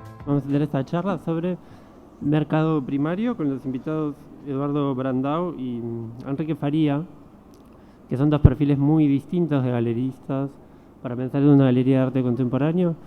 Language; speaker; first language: Spanish; native; Spanish